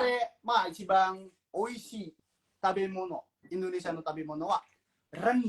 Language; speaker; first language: Japanese; non-native, fluent; Indonesian